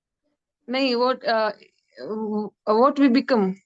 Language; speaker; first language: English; non-native, learner; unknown